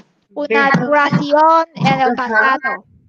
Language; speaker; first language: Spanish; non-native, learner; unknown